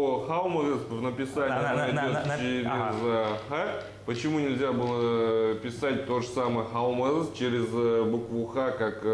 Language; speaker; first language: Russian; native; Russian